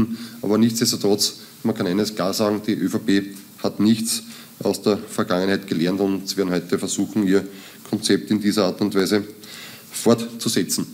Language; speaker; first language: German; native; German